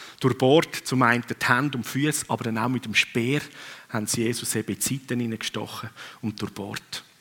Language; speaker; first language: German; non-native, fluent; Swiss German